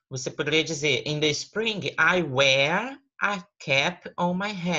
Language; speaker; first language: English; non-native, fluent; Portuguese